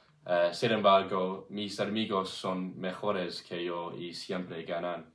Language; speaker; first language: Spanish; non-native, learner; English